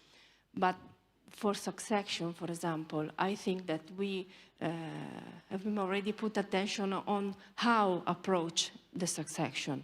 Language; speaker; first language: English; non-native, learner; Italian